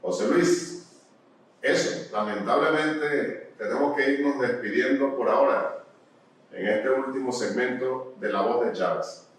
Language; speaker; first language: Spanish; native; Spanish